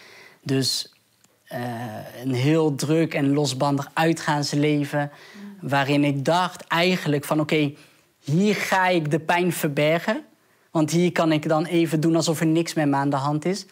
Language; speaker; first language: Dutch; early bilingual, other home language; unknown